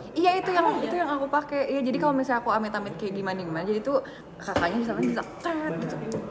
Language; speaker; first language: Indonesian; native; Indonesian